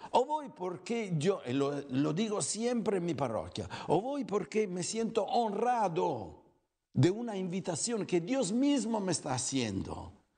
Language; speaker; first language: Spanish; non-native, fluent; Italian